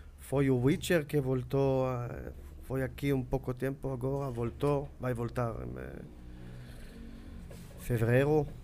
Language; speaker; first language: Portuguese; non-native, learner; Hebrew